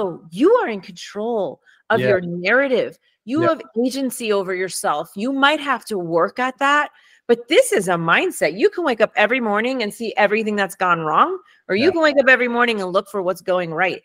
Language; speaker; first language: English; early bilingual, other home language; Spanish